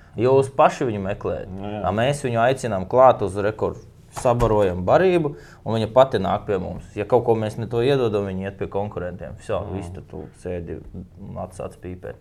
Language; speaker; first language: Latvian; native; Latvian